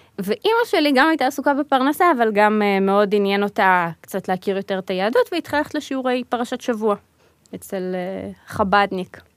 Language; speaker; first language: Hebrew; early bilingual, other home language; Russian